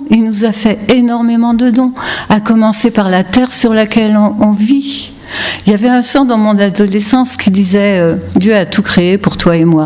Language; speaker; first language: French; native; French